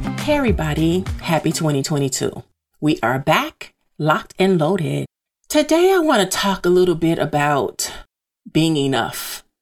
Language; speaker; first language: English; native; English